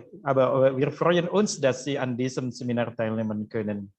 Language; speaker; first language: German; non-native, fluent; Indonesian